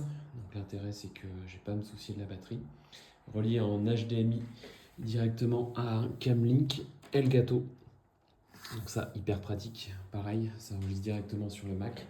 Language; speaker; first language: French; native; French